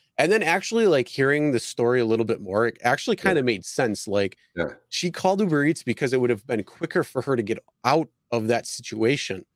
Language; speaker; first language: English; native; English